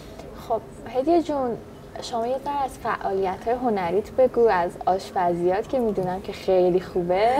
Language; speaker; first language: Persian; native; Persian